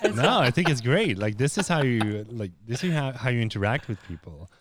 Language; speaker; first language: English; non-native, fluent; Swedish